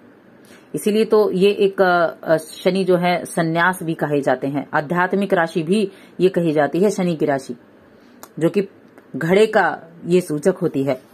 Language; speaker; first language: Hindi; native; Hindi